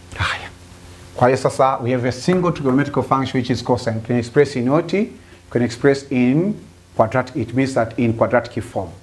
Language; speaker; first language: English; non-native, local second language; Swahili